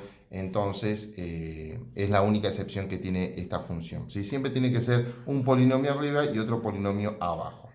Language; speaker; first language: Spanish; native; Spanish